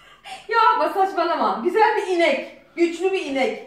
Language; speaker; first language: Turkish; non-native, learner; Azerbaijani